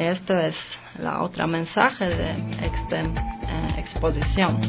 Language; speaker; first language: Spanish; non-native, learner; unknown